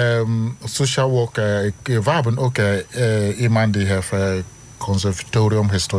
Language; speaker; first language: Dutch; non-native, learner; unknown